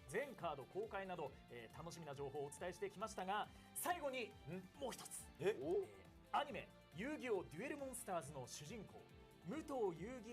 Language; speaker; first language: Japanese; native; Japanese